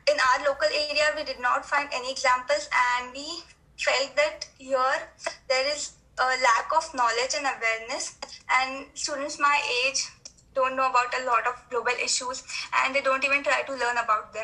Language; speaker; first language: English; non-native, local second language; Hindi